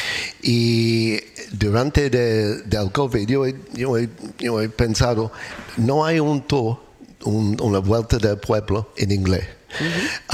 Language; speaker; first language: Spanish; non-native, learner; English